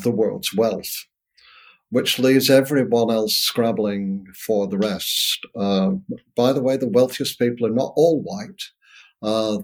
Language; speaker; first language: English; native; English